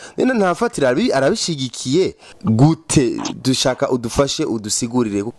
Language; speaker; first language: Rundi; native; Rundi